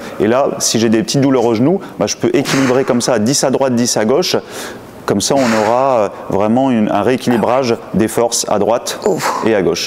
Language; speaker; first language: French; native; French